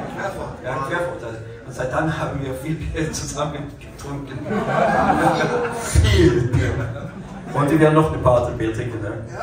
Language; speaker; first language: German; non-native, fluent; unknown